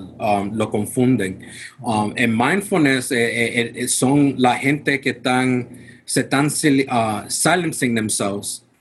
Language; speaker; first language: Spanish; non-native, fluent; English